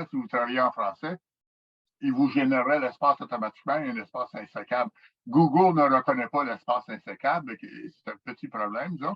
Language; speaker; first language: French; native; French